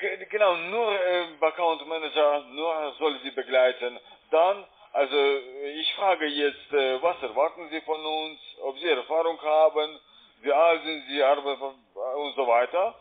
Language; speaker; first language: German; non-native, fluent; Russian